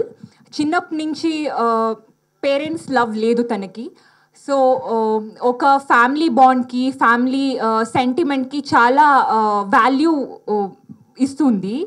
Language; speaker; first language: Telugu; non-native, learner; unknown